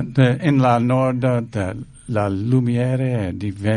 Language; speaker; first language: Italian; non-native, learner; English